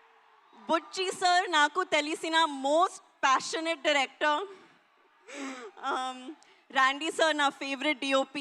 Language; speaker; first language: Telugu; non-native, learner; Hindi